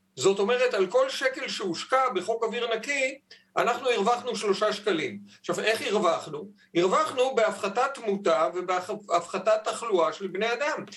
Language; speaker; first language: Hebrew; native; Hebrew